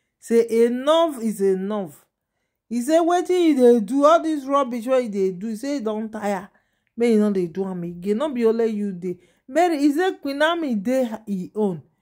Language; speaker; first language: Nigerian Pidgin; non-native, local second language; Yoruba